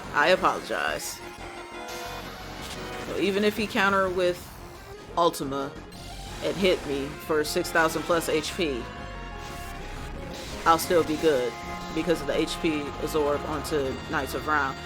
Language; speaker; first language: English; native; English